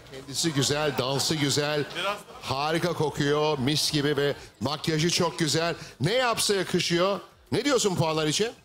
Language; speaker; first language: Turkish; native; Turkish